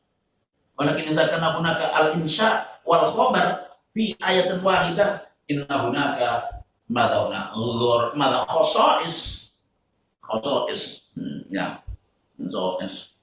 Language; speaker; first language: Arabic; non-native, fluent; Indonesian